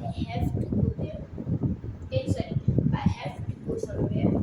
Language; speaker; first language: English; non-native, learner; Hindi